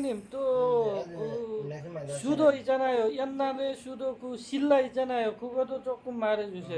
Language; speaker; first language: Korean; non-native, learner; Nepali